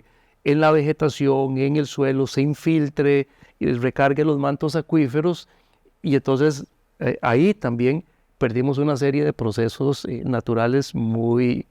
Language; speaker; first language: Spanish; native; Spanish